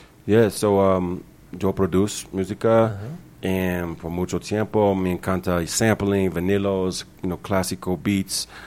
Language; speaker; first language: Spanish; non-native, learner; English